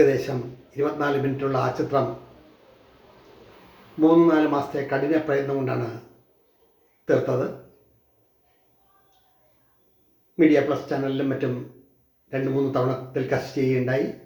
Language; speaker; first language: Malayalam; native; Malayalam